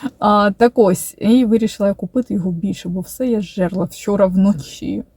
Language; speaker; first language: Ukrainian; non-native, local second language; Russian